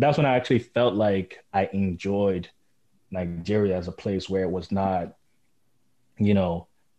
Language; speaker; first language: English; non-native, local second language; Igbo